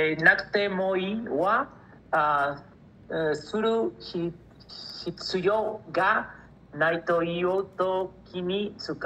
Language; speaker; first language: Japanese; non-native, learner; Spanish